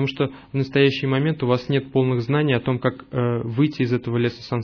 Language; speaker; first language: Russian; native; Russian